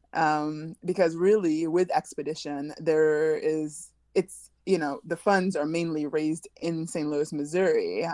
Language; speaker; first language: English; early bilingual, other home language; French